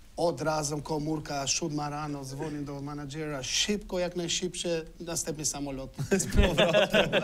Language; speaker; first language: Polish; non-native, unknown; Albanian